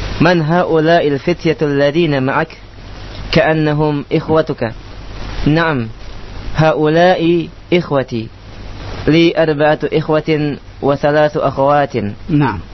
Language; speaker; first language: Arabic; non-native, fluent; Indonesian